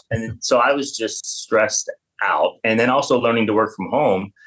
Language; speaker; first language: English; native; English